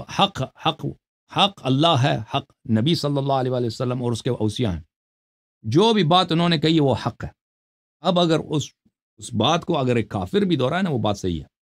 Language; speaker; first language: Urdu; non-native, fluent; Persian